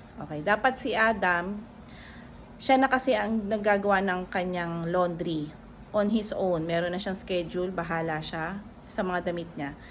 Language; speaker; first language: Filipino; native; Filipino